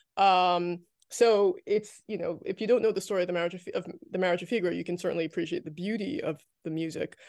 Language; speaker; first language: English; native; English